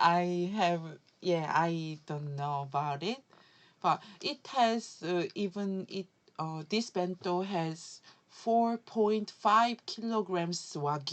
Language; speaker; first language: English; non-native, learner; Korean